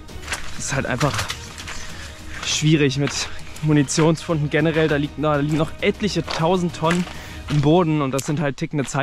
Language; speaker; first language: German; native; German